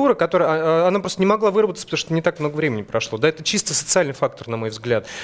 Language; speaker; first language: Russian; native; Russian